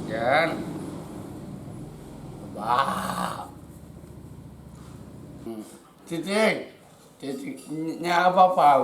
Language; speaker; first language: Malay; non-native, local second language; Sundanese